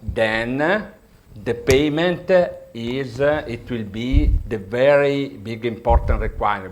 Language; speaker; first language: English; non-native, learner; Italian